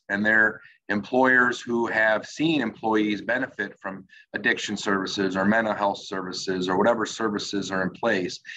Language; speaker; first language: English; native; English